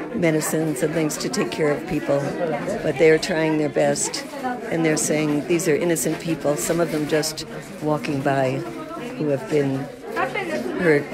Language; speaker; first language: English; native; English